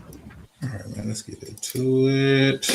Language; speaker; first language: English; native; English